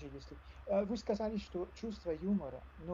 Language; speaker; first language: Russian; non-native, learner; French